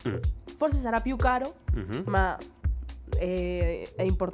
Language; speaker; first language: Italian; non-native, fluent; Spanish